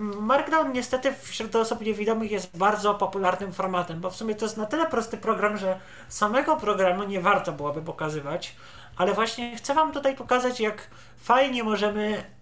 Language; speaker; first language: Polish; native; Polish